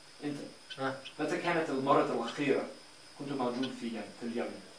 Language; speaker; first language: Arabic; non-native, learner; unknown